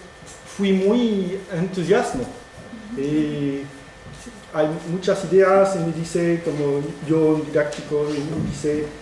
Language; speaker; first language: Spanish; non-native, fluent; French